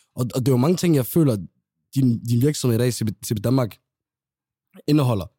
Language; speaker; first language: Danish; early bilingual, other home language; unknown